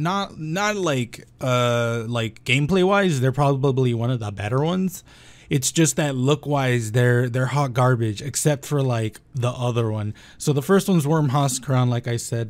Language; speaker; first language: English; native; English